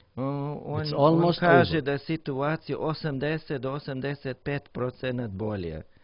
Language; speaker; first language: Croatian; non-native, learner; English